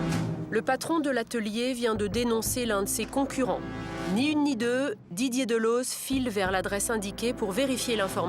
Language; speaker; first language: French; native; French